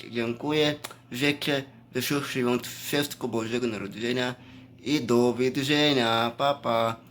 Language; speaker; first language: Polish; non-native, learner; Portuguese